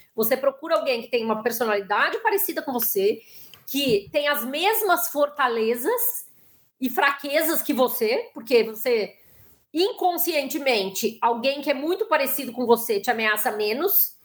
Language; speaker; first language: Portuguese; native; Portuguese